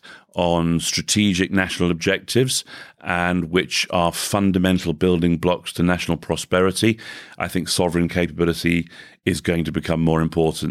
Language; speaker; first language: English; native; English